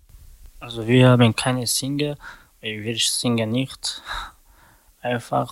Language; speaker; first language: German; non-native, learner; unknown